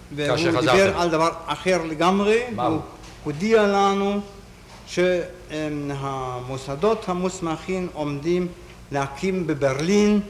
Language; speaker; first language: Hebrew; non-native, fluent; German